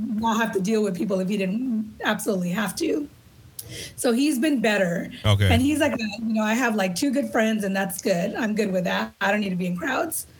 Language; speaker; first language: English; native; English